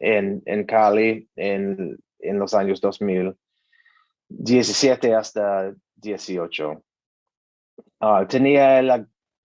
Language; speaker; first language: Spanish; non-native, learner; English